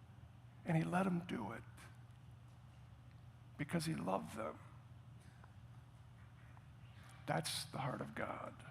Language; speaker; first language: English; native; English